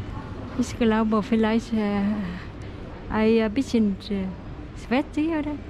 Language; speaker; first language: German; non-native, learner; Vietnamese